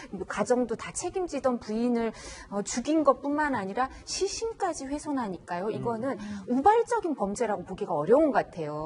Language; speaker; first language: Korean; native; Korean